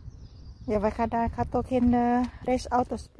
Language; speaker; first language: Dutch; non-native, fluent; Thai